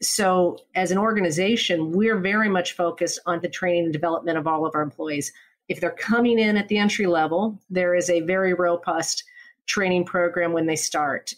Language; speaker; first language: English; native; English